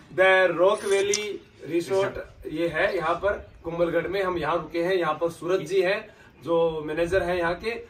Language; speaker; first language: Hindi; native; Hindi